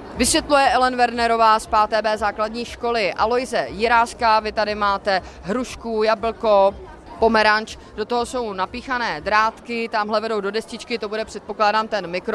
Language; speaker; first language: Czech; native; Czech